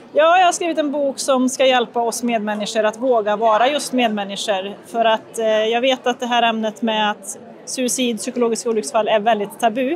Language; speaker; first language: Swedish; native; Swedish